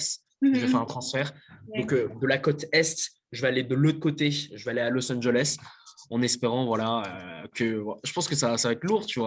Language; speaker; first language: French; native; French